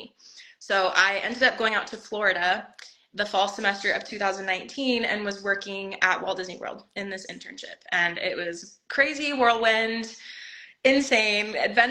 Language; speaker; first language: English; native; English